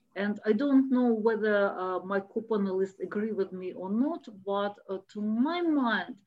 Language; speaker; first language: English; non-native, fluent; Russian